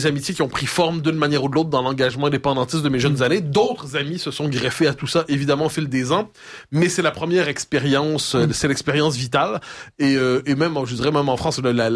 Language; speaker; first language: French; native; French